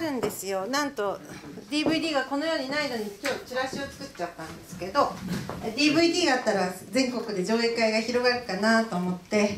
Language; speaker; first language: Japanese; native; Japanese